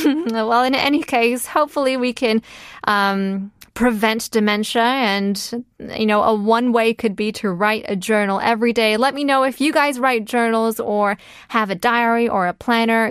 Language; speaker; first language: English; early bilingual, other home language; Korean